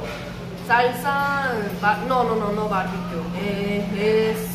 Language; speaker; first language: Spanish; early bilingual, other home language; Korean